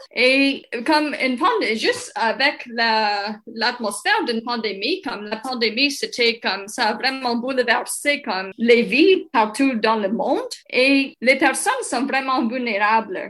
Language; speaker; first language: French; non-native, local second language; English